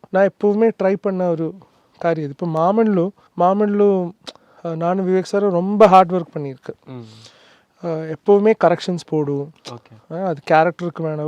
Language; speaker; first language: Tamil; non-native, learner; Malayalam